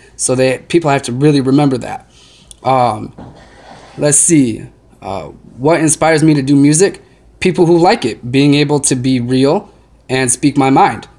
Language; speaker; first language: English; native; English